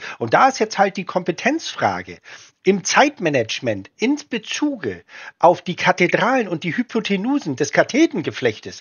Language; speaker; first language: German; native; German